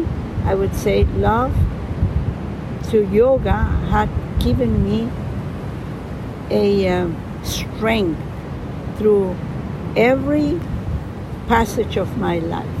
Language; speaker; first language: English; non-native, fluent; Spanish